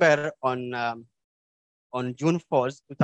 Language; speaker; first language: English; non-native, fluent; Oromo